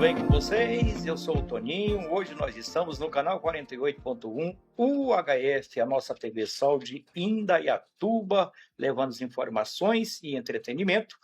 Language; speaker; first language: Portuguese; native; Portuguese